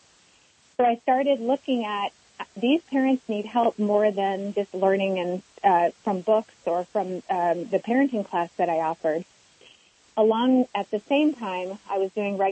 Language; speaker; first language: English; native; English